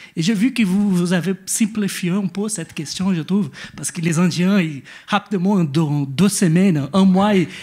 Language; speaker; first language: French; non-native, fluent; Portuguese